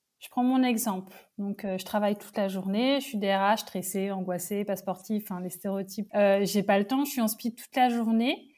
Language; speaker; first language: French; native; French